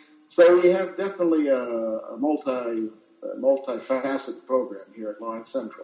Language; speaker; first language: English; early bilingual, other home language; Italian